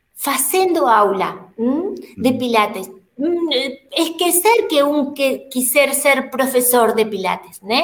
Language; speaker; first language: Portuguese; non-native, learner; Spanish